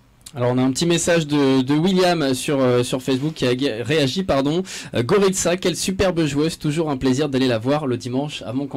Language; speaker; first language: French; native; French